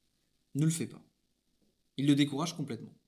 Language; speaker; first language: French; native; French